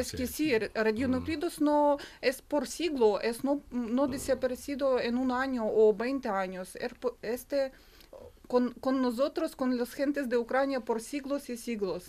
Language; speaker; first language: Spanish; non-native, learner; Ukrainian